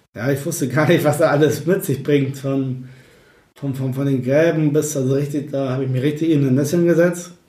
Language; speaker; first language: German; native; German